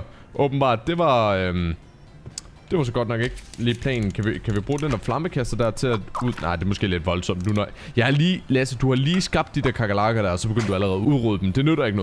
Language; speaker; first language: Danish; native; Danish